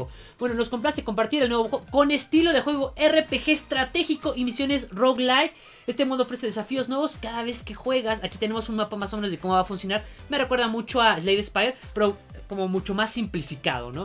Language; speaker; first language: Spanish; native; Spanish